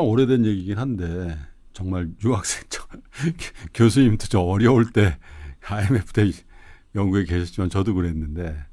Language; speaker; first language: Korean; native; Korean